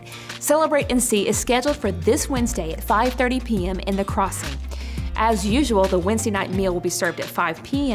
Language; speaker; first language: English; native; English